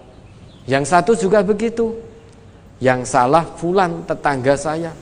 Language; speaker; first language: Indonesian; non-native, local second language; Javanese